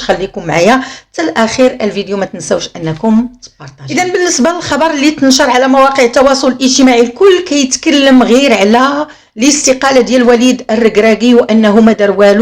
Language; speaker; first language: Arabic; native; Arabic